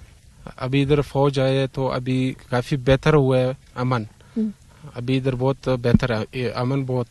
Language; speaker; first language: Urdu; non-native, local second language; Pashto